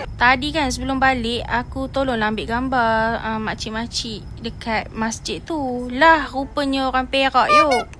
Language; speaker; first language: Malay; native; Malay